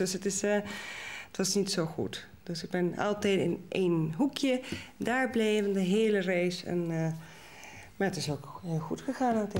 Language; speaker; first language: Dutch; non-native, learner; Spanish